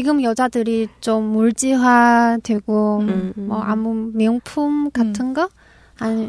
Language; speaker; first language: Korean; non-native, local second language; Chinese